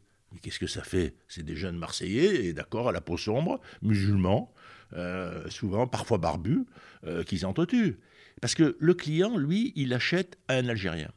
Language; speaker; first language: French; native; French